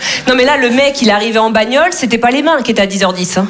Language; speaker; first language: French; native; French